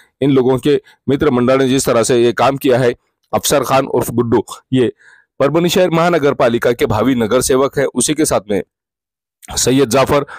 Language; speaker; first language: Urdu; native; Urdu